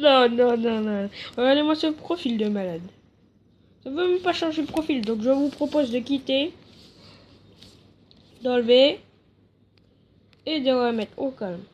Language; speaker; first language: French; native; French